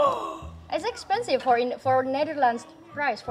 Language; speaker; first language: English; non-native, fluent; Indonesian